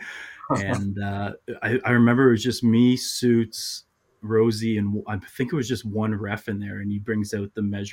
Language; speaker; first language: English; native; English